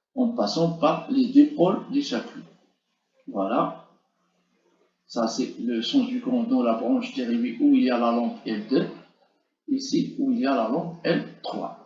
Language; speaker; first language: French; non-native, local second language; Arabic